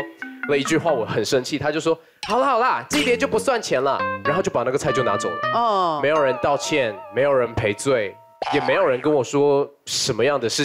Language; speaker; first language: Chinese; native; Chinese